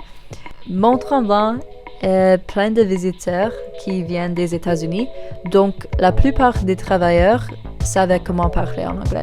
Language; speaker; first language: French; non-native, learner; English